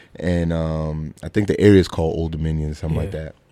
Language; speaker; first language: English; native; English